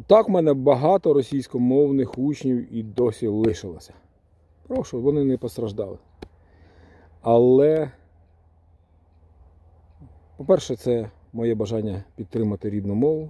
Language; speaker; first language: Ukrainian; non-native, local second language; Russian